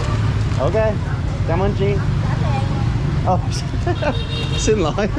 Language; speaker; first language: Vietnamese; non-native, learner; English